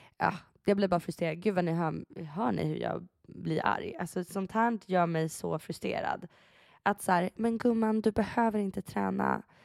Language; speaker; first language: Swedish; early bilingual, other home language; Persian